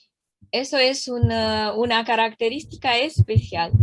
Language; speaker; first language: Spanish; non-native, learner; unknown